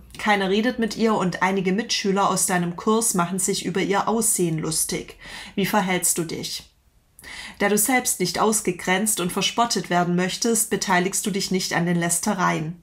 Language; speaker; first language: German; native; German